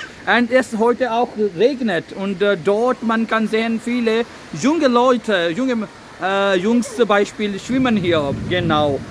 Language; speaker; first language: German; non-native, learner; Urdu